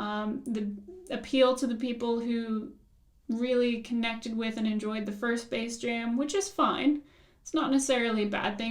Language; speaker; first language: English; native; English